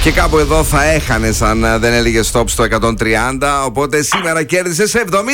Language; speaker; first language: Greek; native; Greek